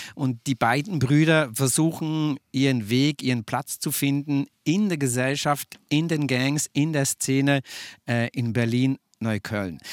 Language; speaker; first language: German; native; German